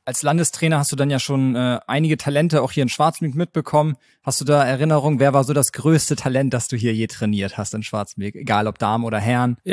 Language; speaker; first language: German; native; German